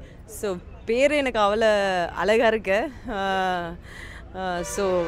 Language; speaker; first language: Tamil; non-native, fluent; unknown